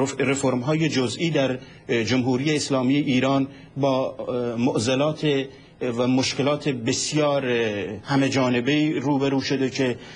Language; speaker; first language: Persian; non-native, local second language; Central Kurdish